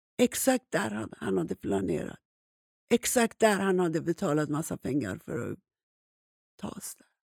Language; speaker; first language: Swedish; non-native, fluent; Persian